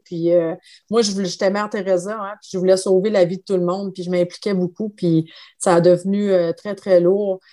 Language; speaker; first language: French; native; French